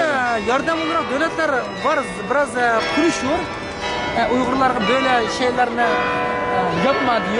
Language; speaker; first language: Turkish; non-native, learner; Uyghur